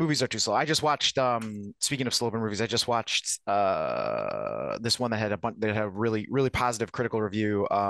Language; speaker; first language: English; native; English